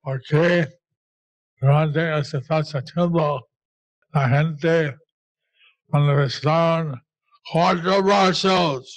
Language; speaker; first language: Spanish; non-native, learner; English